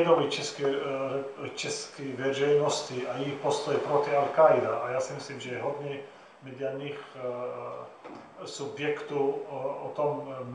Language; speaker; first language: Czech; non-native, fluent; Arabic